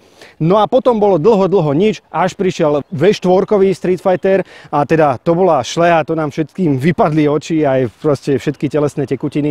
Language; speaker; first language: Slovak; native; Slovak